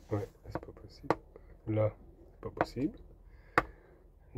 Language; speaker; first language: French; native; French